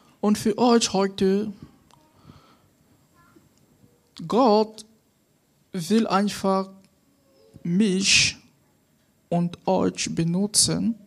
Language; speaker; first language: German; non-native, fluent; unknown